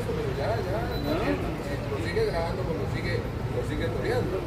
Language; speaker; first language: Spanish; native; Spanish